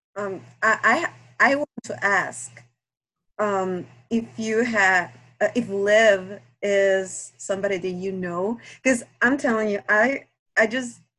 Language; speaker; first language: English; non-native, fluent; Spanish